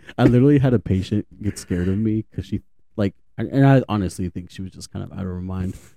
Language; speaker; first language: English; native; English